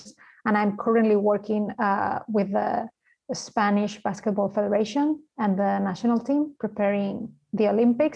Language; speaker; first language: English; non-native, fluent; Spanish